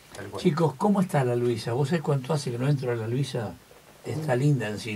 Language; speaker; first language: Spanish; native; Spanish